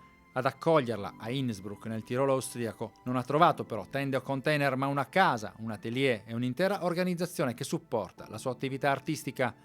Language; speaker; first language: Italian; native; Italian